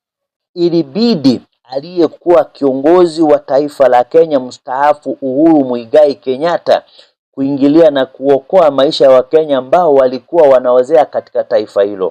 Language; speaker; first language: Swahili; native; Swahili